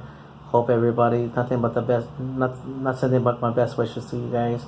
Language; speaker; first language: English; native; English